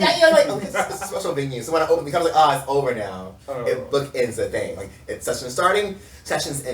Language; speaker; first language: English; native; English